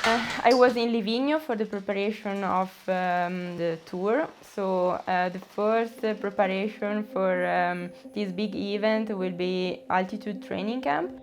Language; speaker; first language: English; non-native, fluent; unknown